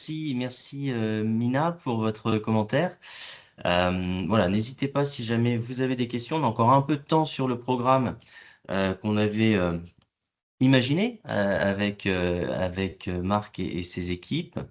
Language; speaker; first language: French; native; French